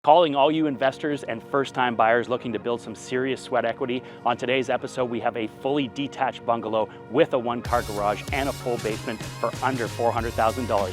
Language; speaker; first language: English; native; English